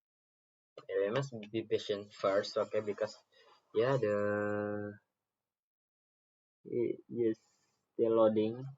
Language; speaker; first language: English; non-native, learner; Indonesian